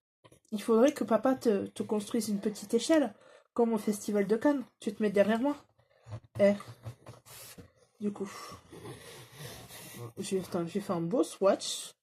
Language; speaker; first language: French; native; French